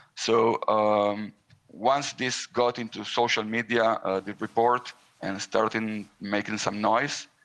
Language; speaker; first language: English; non-native, fluent; Hebrew